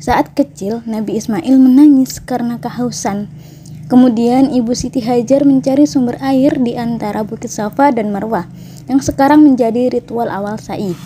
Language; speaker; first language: Indonesian; native; Indonesian